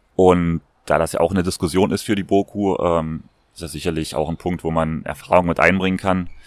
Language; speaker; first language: German; native; German